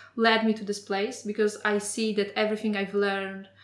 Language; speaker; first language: English; non-native, fluent; Polish